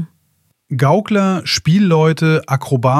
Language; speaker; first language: German; native; German